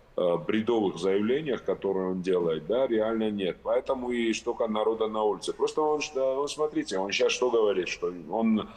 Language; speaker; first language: Russian; non-native, local second language; Georgian